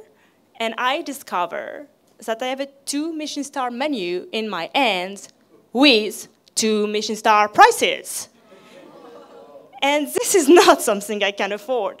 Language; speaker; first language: English; non-native, fluent; French